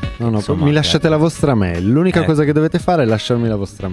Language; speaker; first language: Italian; native; Italian